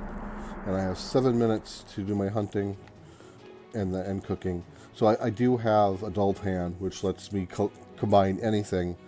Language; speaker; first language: English; native; English